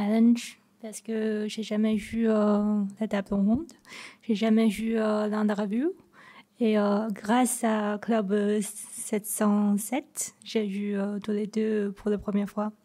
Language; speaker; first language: French; non-native, fluent; Chinese